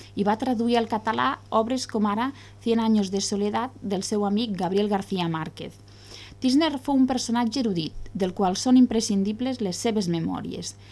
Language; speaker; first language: Catalan; native; Catalan